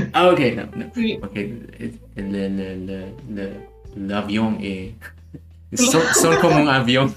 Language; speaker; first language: French; non-native, learner; German